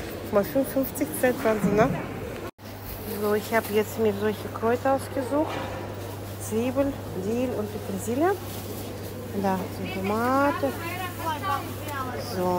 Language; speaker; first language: German; non-native, fluent; Latvian